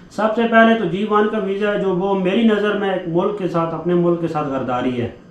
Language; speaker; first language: Hindi; non-native, local second language; Punjabi